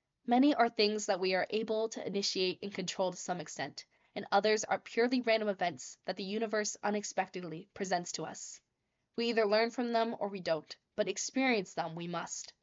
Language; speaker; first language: English; native; English